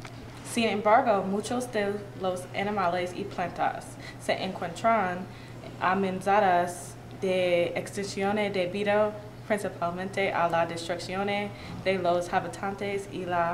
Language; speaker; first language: Spanish; non-native, learner; English